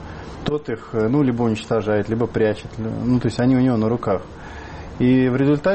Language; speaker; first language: Russian; native; Russian